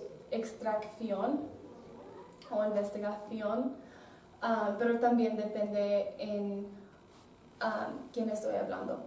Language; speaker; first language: Spanish; non-native, learner; English